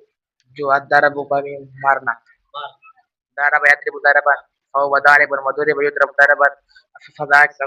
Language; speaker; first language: Arabic; non-native, learner; Urdu